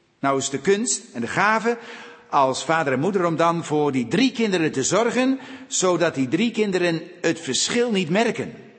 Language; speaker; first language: Dutch; native; Dutch